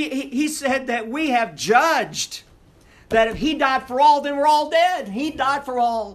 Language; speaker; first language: English; native; English